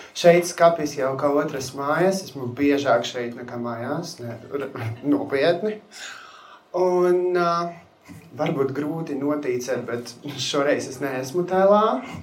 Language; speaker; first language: Latvian; non-native, local second language; Russian